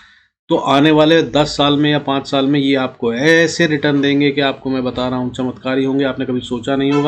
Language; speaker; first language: Hindi; native; Hindi